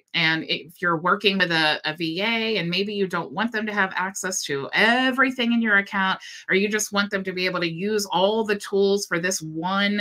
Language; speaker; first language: English; native; English